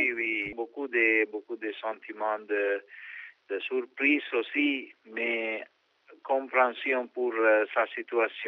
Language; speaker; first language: French; non-native, fluent; Sinhala